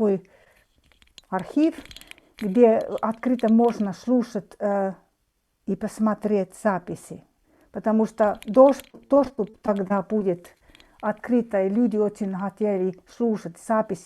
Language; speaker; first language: Russian; non-native, fluent; Finnish